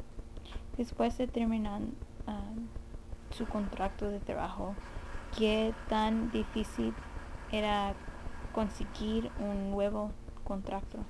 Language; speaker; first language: Spanish; early bilingual, heritage; Spanish